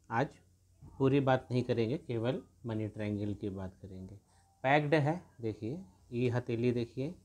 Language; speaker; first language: Hindi; native; Hindi